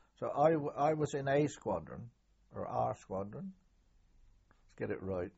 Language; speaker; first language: English; native; English